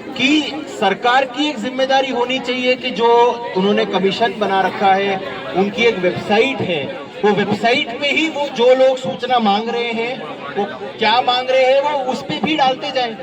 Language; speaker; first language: Hindi; native; Hindi